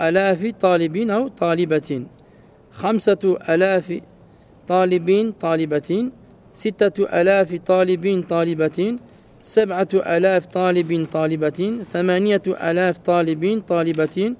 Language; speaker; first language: Arabic; non-native, learner; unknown